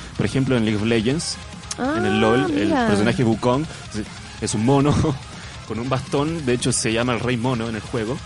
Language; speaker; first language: Spanish; non-native, fluent; Chinese